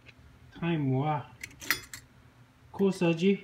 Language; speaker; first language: Japanese; non-native, fluent; English